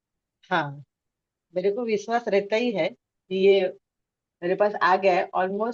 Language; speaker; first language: Hindi; non-native, local second language; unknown